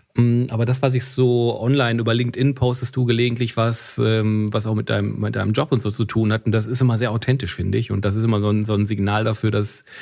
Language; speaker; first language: German; native; German